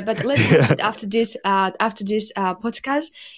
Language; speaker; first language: English; non-native, fluent; Slovak